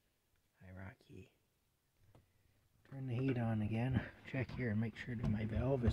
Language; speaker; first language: English; native; English